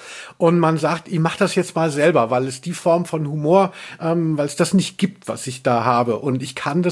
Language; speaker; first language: German; native; German